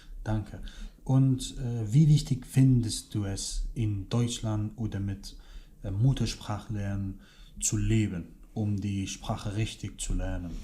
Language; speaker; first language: German; non-native, fluent; Kurdish